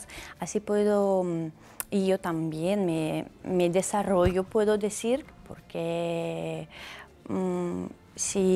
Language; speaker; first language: Spanish; non-native, learner; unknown